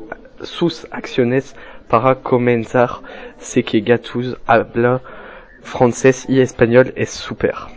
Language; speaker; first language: Spanish; non-native, learner; French